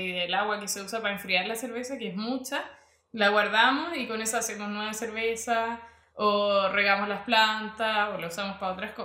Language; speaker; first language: Spanish; native; Spanish